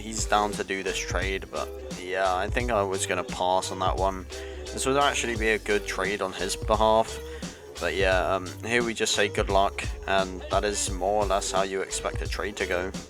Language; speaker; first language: English; native; English